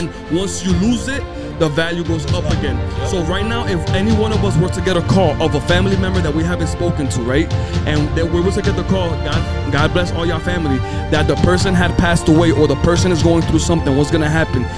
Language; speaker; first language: English; early bilingual, other home language; Spanish